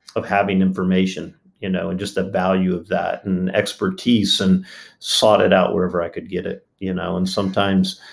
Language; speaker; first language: English; native; English